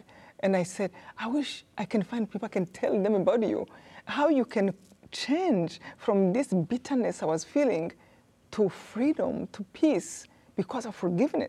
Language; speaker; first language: English; non-native, local second language; Kinyarwanda